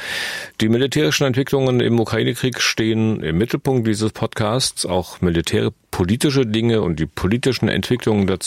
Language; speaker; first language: German; native; German